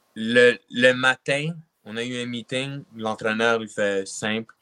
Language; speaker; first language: French; native; French